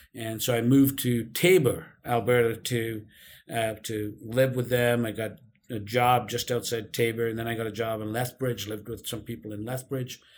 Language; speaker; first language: English; non-native, local second language; Urdu